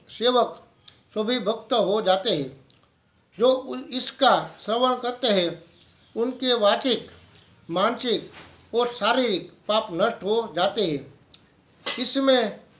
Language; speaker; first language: Hindi; non-native, local second language; Gujarati